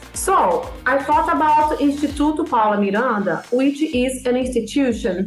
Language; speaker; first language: English; non-native, fluent; Portuguese